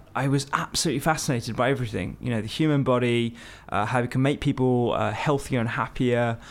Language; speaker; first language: English; early bilingual, other home language; Hindi